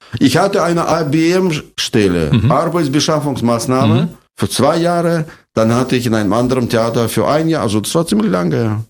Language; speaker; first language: German; non-native, fluent; Russian